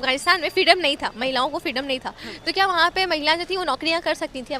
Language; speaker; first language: Hindi; native; Hindi